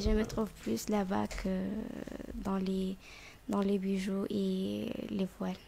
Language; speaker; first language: French; non-native, fluent; Arabic